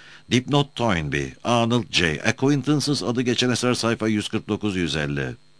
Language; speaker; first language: Turkish; native; Turkish